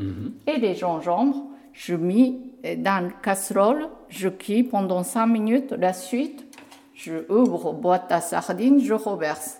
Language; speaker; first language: French; non-native, learner; Japanese